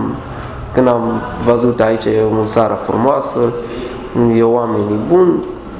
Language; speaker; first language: Romanian; non-native, learner; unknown